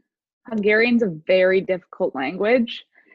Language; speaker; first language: English; native; English